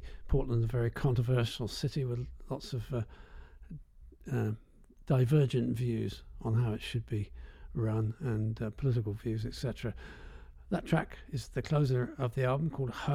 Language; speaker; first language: English; native; English